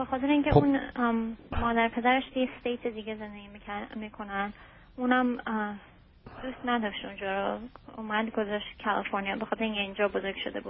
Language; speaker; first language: Persian; early bilingual, heritage; Persian